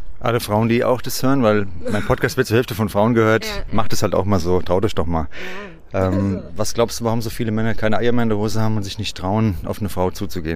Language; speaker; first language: German; native; German